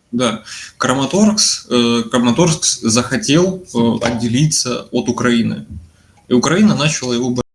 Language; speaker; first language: Russian; native; Russian